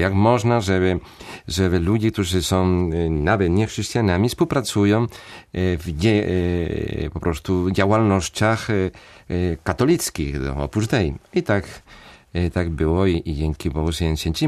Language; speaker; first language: Polish; non-native, fluent; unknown